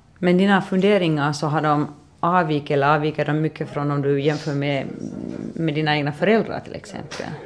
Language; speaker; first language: Swedish; native; Swedish